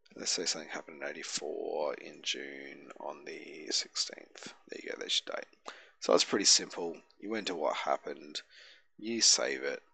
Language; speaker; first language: English; native; English